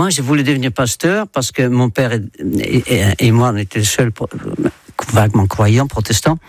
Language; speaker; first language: French; non-native, fluent; Dutch